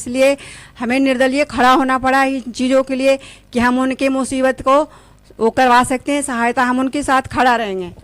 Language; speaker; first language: Hindi; native; Hindi